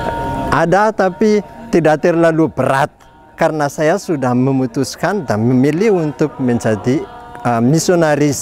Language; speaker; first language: Indonesian; non-native, fluent; Malagasy